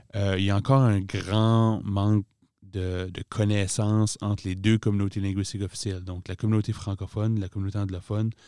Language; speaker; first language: French; native; French